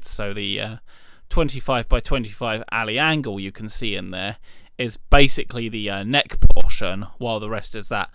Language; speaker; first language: English; native; English